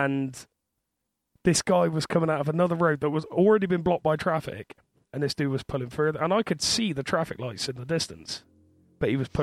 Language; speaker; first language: English; native; English